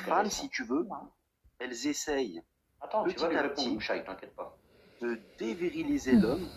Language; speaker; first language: French; native; French